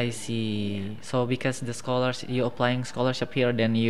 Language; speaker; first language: English; non-native, fluent; Indonesian